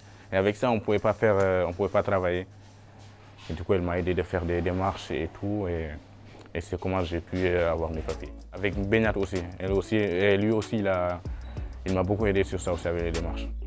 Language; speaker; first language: French; non-native, local second language; Wolof